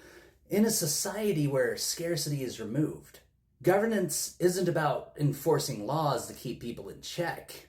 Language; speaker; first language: English; native; English